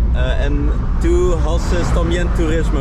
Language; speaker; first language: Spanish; non-native, learner; Dutch